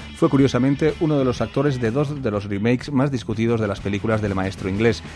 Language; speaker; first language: Spanish; native; Spanish